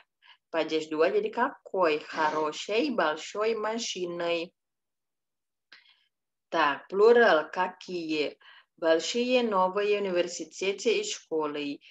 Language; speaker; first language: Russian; non-native, fluent; Indonesian